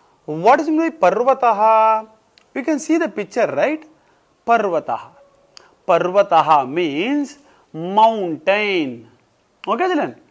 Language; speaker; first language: English; non-native, local second language; Tamil